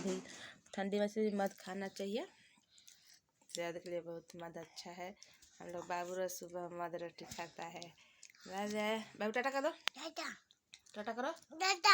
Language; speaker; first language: Hindi; non-native, local second language; Bhojpuri